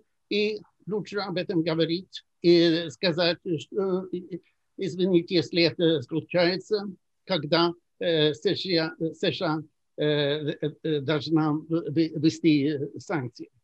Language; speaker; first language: Russian; non-native, fluent; Swedish